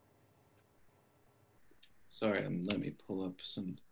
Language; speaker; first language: English; native; English